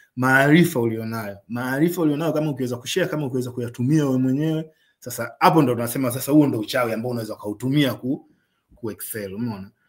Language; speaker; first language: Swahili; native; Swahili